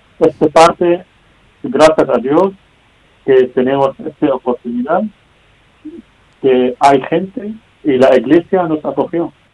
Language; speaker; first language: Spanish; non-native, learner; Arabic